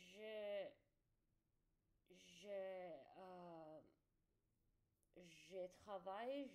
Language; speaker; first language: French; non-native, learner; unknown